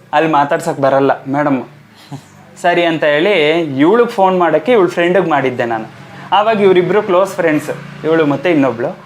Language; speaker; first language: Kannada; native; Kannada